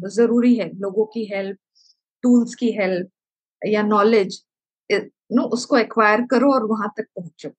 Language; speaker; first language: Hindi; non-native, local second language; Malayalam